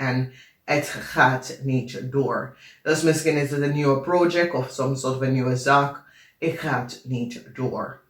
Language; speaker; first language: Dutch; non-native, learner; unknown